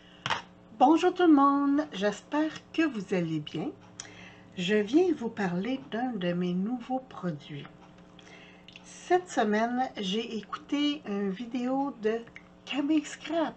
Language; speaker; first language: French; native; French